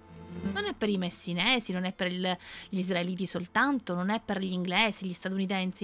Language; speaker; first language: Italian; native; Italian